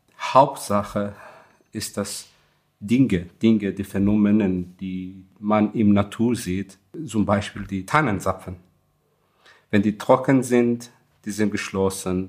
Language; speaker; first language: German; non-native, fluent; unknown